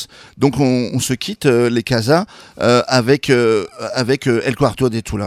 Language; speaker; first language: French; native; French